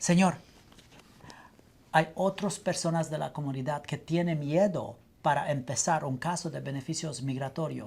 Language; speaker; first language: Spanish; non-native, learner; English